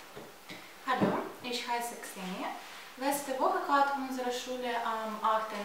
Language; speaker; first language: German; non-native, learner; Ukrainian